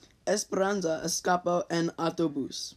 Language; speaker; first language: Spanish; non-native, learner; English